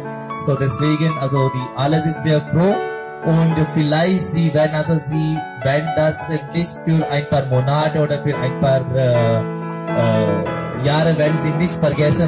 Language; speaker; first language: German; non-native, learner; Hindi